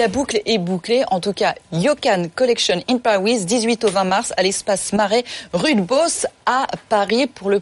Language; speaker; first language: French; native; French